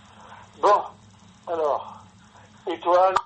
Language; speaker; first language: French; native; French